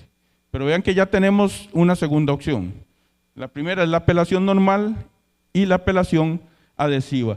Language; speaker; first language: Spanish; native; Spanish